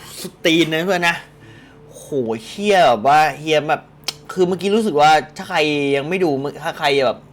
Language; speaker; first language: Thai; native; Thai